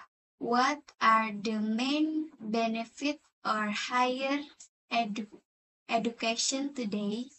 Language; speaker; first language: English; non-native, learner; Indonesian